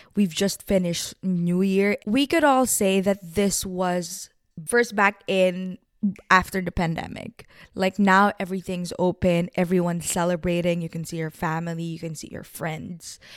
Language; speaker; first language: English; non-native, local second language; Filipino